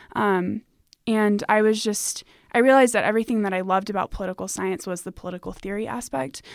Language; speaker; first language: English; native; English